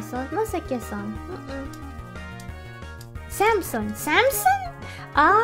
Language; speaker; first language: Spanish; early bilingual, heritage; English